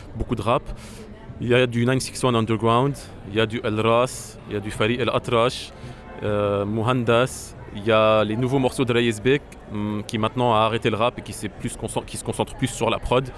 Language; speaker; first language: French; non-native, local second language; Arabic